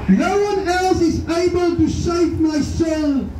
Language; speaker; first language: English; non-native, local second language; Afrikaans